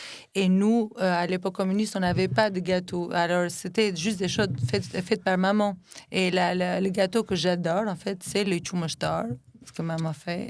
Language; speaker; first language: French; non-native, fluent; Albanian